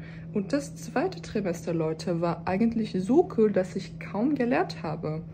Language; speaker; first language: German; non-native, fluent; Turkish